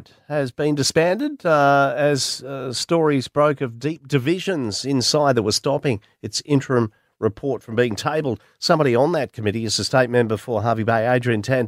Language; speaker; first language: English; native; English